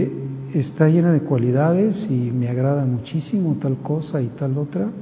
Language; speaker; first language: Spanish; native; Spanish